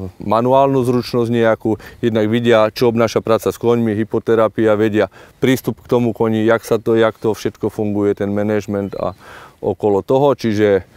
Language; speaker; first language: Slovak; native; Slovak